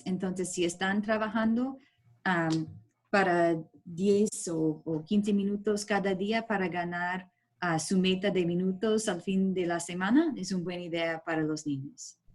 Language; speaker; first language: Spanish; non-native, learner; English